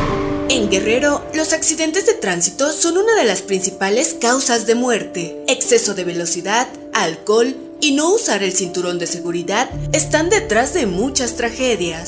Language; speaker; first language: Spanish; native; Spanish